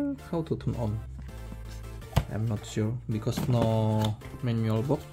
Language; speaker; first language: English; non-native, learner; Indonesian